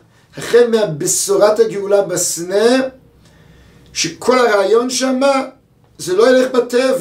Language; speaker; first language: Hebrew; native; Hebrew